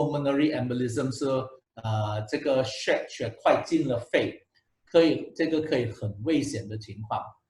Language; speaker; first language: Chinese; non-native, local second language; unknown